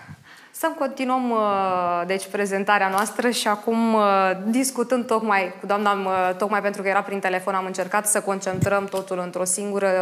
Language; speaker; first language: Romanian; native; Romanian